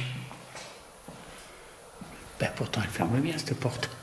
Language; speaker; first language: French; native; French